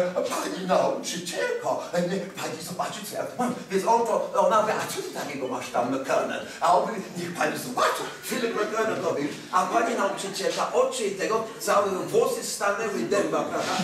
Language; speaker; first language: Polish; early bilingual, heritage; Polish